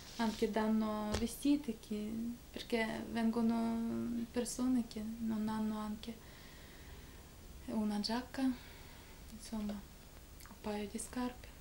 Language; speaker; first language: Italian; non-native, learner; Ukrainian